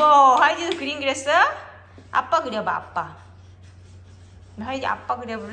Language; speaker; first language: Korean; native; Korean